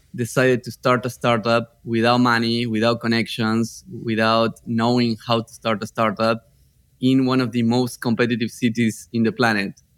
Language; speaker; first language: English; non-native, fluent; Spanish